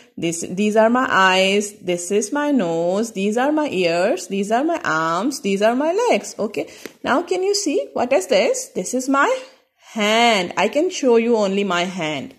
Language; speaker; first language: English; non-native, local second language; Urdu